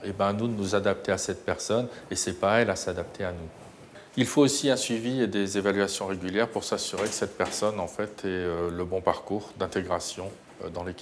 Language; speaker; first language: French; native; French